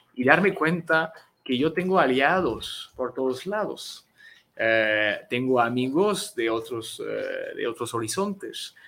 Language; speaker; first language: Spanish; non-native, fluent; French